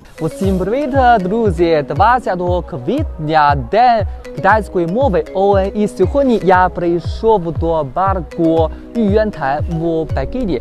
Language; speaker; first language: Ukrainian; non-native, fluent; Chinese